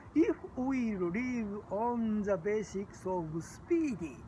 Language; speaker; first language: English; non-native, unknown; Japanese